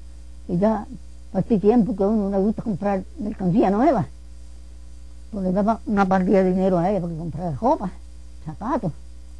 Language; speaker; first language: Spanish; native; Spanish